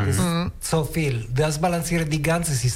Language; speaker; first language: German; non-native, learner; Italian